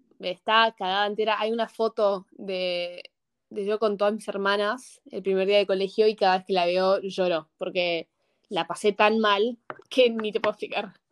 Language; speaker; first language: Spanish; early bilingual, heritage; Spanish